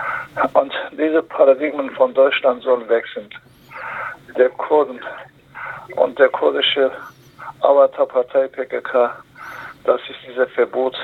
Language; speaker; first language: German; non-native, learner; Kurdish